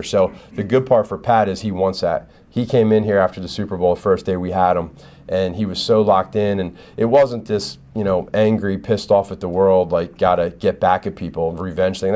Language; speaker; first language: English; native; English